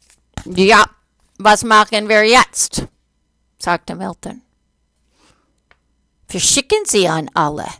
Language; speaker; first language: German; non-native, fluent; English